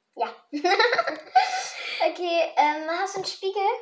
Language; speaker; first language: German; early bilingual, other home language; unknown